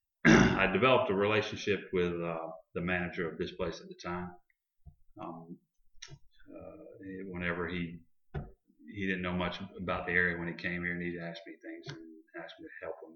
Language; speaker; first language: English; native; English